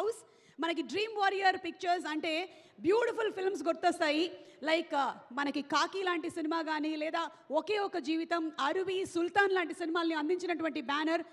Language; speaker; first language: Telugu; native; Telugu